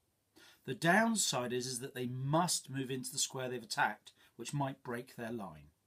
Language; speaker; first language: English; native; English